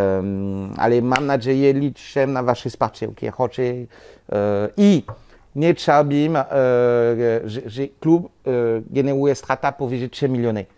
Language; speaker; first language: Polish; non-native, learner; French